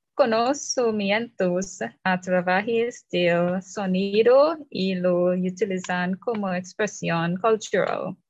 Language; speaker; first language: Spanish; non-native, learner; English